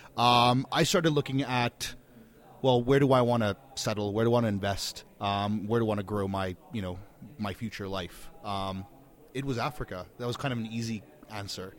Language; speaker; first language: English; native; English